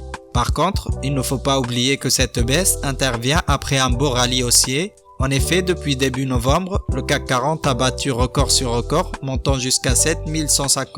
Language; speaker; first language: French; native; French